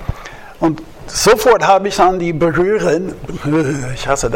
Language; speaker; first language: German; non-native, fluent; English